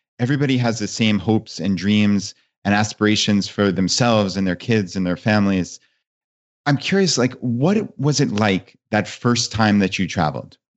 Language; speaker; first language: English; native; English